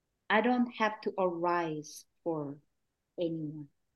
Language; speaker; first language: English; non-native, fluent; Korean